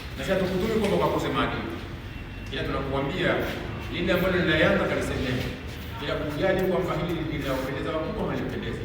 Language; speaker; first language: Swahili; native; Swahili